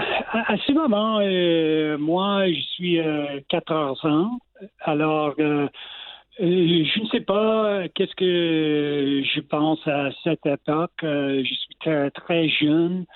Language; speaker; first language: French; non-native, local second language; English